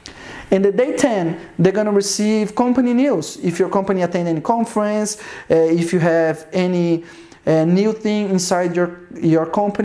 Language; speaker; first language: English; non-native, fluent; Portuguese